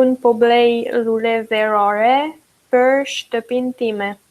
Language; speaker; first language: Albanian; non-native, learner; French